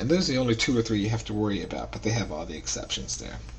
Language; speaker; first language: English; native; English